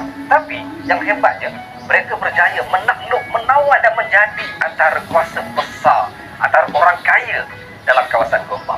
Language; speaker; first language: Malay; native; Malay